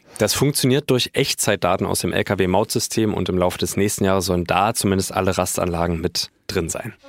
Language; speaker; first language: German; native; German